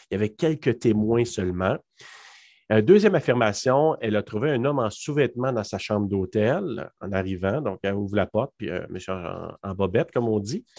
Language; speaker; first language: French; native; French